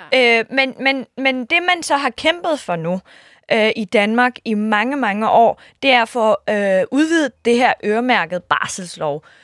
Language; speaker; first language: Danish; early bilingual, other home language; Kurdish